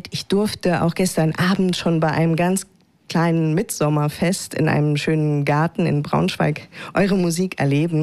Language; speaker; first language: German; native; German